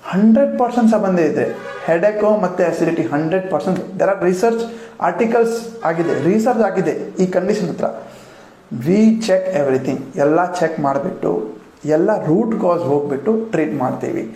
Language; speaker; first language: Kannada; non-native, local second language; Gujarati